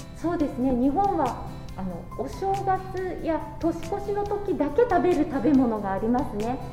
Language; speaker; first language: Japanese; native; Japanese